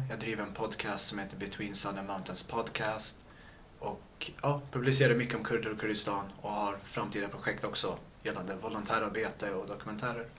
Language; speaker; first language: Swedish; early bilingual, other home language; Kurdish